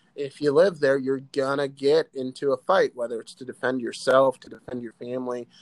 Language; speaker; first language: English; native; English